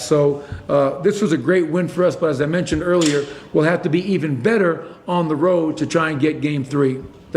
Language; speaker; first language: English; native; English